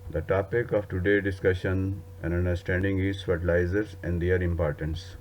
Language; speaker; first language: English; non-native, local second language; Urdu